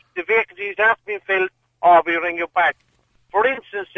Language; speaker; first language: English; native; English